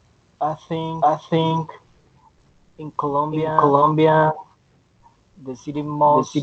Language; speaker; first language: English; non-native, learner; Spanish